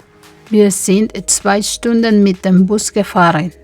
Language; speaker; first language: German; non-native, fluent; Spanish